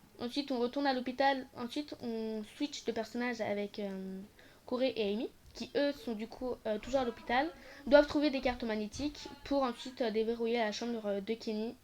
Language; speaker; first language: French; native; French